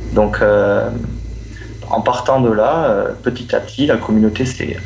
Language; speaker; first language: French; native; French